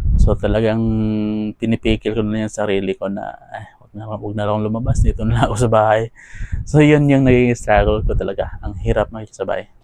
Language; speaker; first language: Filipino; non-native, local second language; Cebuano